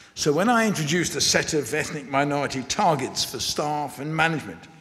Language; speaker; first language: English; native; English